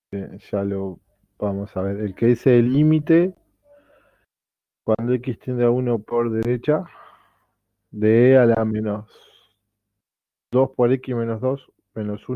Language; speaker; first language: Spanish; native; Spanish